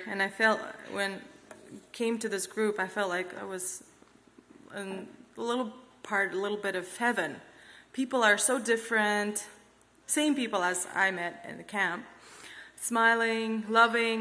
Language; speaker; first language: English; non-native, fluent; Kazakh